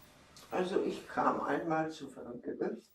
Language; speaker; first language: German; non-native, fluent; Czech